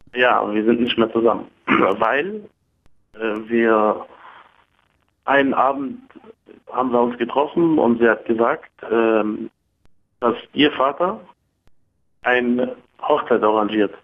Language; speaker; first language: German; early bilingual, other home language; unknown